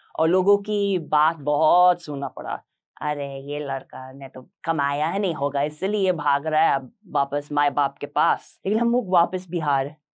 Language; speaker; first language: Hindi; non-native, fluent; English